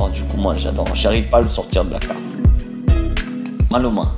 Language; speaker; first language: French; non-native, fluent; Portuguese